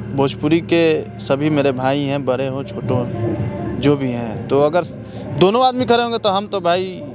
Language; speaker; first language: Hindi; native; Hindi